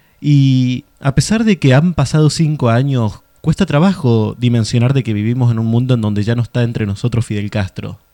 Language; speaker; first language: Spanish; native; Spanish